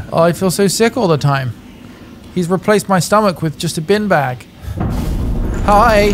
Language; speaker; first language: English; native; English